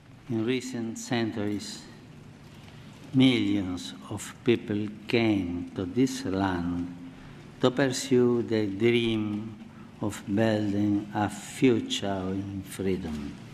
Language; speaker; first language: English; non-native, learner; Spanish